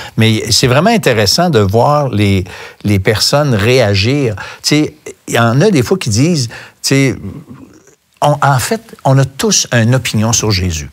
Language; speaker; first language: French; native; French